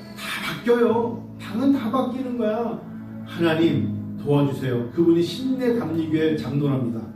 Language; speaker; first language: Korean; native; Korean